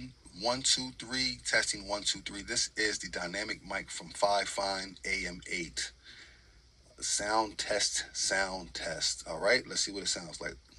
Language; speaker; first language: English; native; English